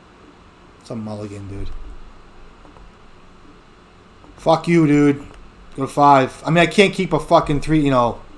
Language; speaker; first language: English; native; English